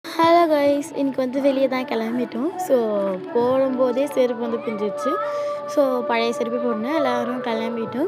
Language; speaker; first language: Tamil; native; Tamil